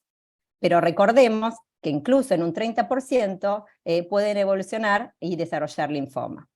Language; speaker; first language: Spanish; native; Spanish